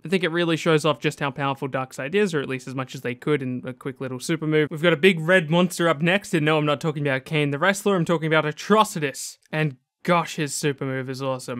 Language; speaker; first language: English; native; English